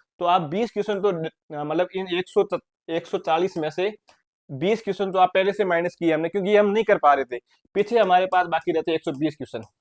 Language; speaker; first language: Hindi; native; Hindi